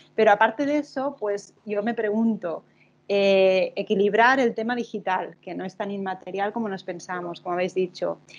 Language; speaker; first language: Spanish; non-native, local second language; Catalan